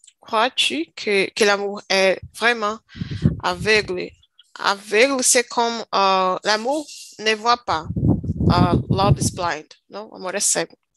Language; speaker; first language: French; non-native, learner; Portuguese